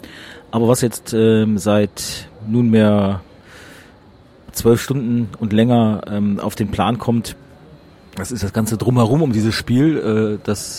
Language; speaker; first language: German; native; German